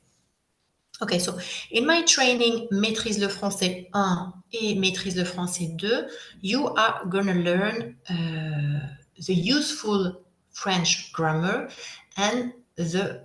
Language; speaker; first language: French; native; French